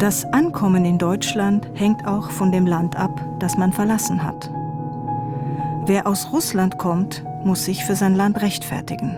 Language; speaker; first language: German; native; German